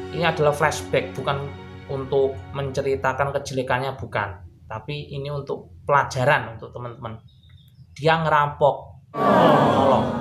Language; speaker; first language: Indonesian; non-native, local second language; Javanese